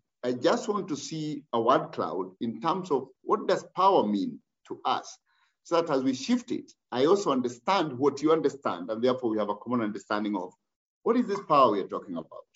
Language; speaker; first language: English; non-native, local second language; Kikuyu